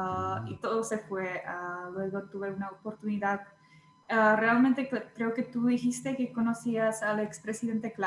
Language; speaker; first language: Spanish; non-native, fluent; Czech